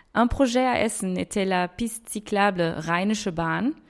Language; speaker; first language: French; non-native, fluent; German